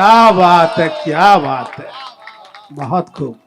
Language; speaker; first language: Hindi; native; Hindi